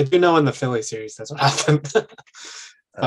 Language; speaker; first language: English; native; English